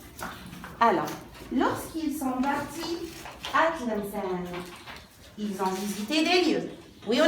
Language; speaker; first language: French; non-native, local second language; Arabic